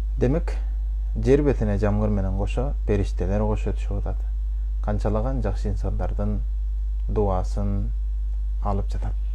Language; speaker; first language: Kyrgyz; early bilingual, heritage; Kyrgyz